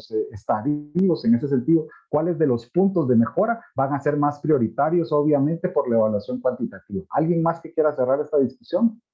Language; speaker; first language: Spanish; native; Spanish